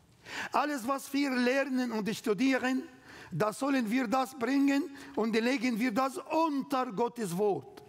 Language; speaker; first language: German; non-native, learner; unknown